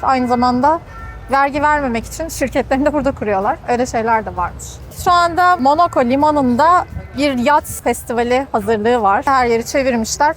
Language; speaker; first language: Turkish; native; Turkish